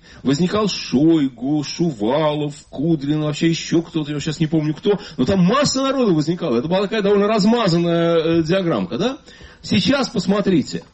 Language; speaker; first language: Russian; native; Russian